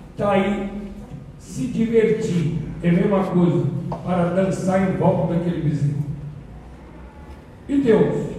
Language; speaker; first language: Portuguese; native; Portuguese